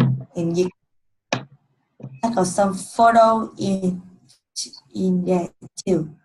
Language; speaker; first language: English; non-native, learner; Vietnamese